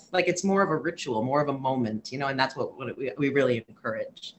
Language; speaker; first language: English; native; English